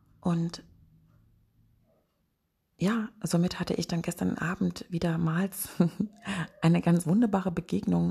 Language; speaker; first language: German; native; German